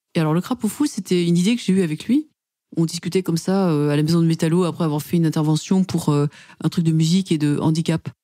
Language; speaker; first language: French; native; French